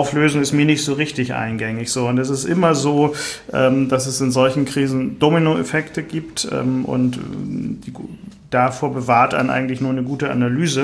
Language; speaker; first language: German; native; German